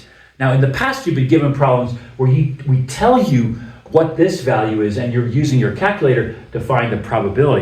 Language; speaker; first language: English; native; English